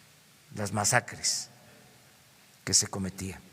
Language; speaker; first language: Spanish; native; Spanish